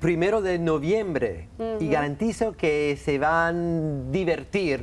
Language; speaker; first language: Spanish; non-native, learner; English